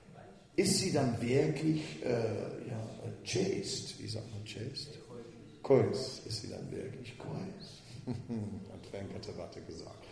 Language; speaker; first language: German; non-native, fluent; Dutch